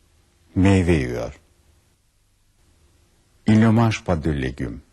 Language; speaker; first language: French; non-native, fluent; Turkish